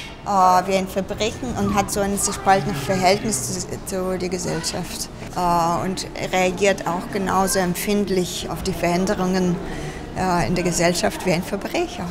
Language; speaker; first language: German; non-native, fluent; Russian